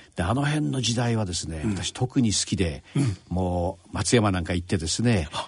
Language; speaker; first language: Japanese; native; Japanese